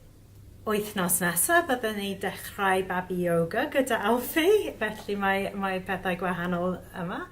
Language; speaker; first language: Welsh; non-native, learner; English